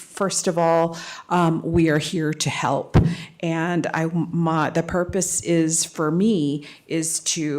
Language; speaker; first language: English; native; English